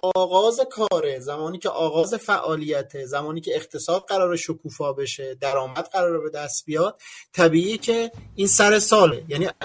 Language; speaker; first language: Persian; native; Persian